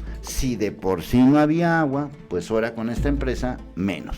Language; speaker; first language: Spanish; native; Spanish